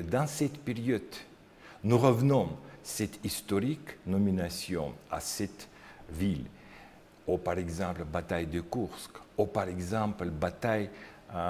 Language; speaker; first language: French; non-native, learner; Russian